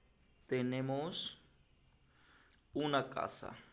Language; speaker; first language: Spanish; non-native, learner; Hindi